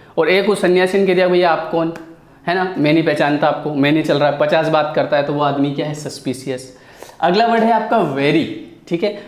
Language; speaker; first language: Hindi; native; Hindi